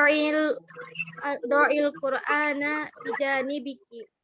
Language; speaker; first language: Arabic; non-native, learner; Indonesian